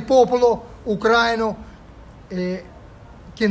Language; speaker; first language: Italian; non-native, learner; Russian